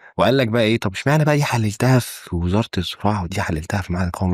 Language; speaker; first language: Arabic; native; Arabic